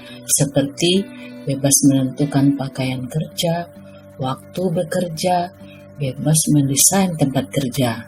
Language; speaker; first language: Indonesian; native; Indonesian